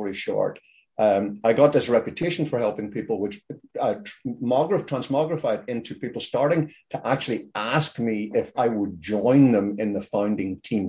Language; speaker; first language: English; native; English